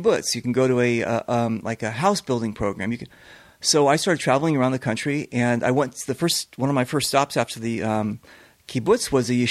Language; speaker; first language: English; native; English